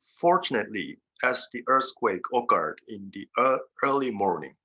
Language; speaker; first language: English; non-native, fluent; Japanese